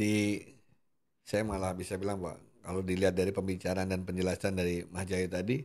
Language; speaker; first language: Indonesian; non-native, local second language; Javanese